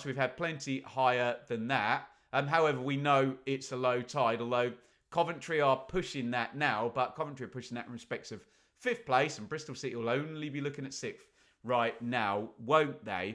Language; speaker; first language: English; native; English